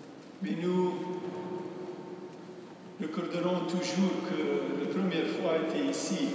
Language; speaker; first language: French; non-native, fluent; English